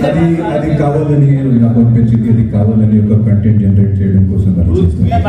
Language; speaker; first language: Telugu; non-native, fluent; Hindi